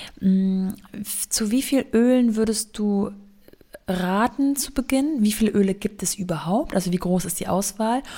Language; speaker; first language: German; native; German